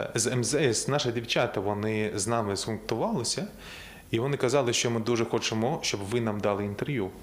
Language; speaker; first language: Ukrainian; native; Ukrainian